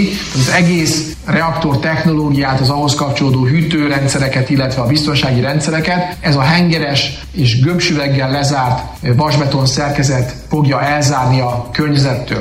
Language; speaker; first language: Hungarian; native; Hungarian